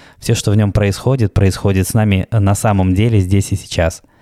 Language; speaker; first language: Russian; native; Russian